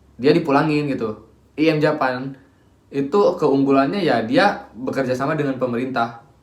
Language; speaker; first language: Indonesian; native; Indonesian